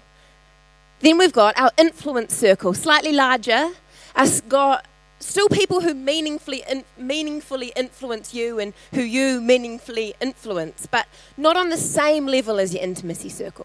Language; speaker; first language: English; native; English